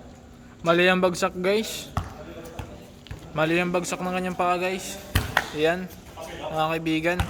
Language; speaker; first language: Filipino; non-native, local second language; Bikol